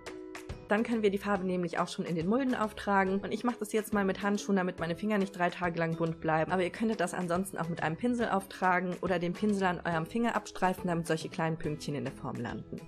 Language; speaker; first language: German; native; German